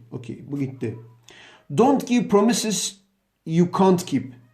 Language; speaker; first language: English; non-native, fluent; Turkish